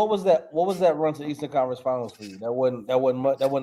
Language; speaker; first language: English; native; English